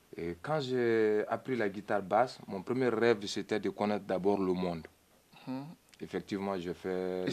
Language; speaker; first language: French; non-native, local second language; Mandingo